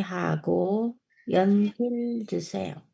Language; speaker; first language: Korean; non-native, learner; Indonesian